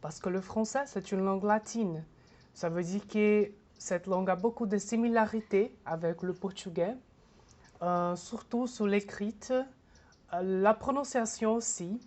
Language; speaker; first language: French; non-native, fluent; Portuguese